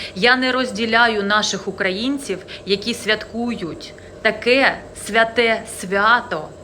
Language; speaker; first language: Ukrainian; non-native, local second language; Russian